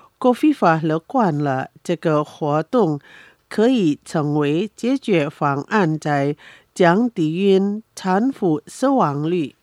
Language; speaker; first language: Chinese; early bilingual, heritage; Chinese